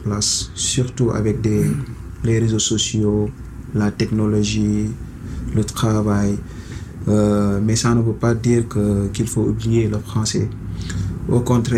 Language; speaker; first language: French; non-native, local second language; Wolof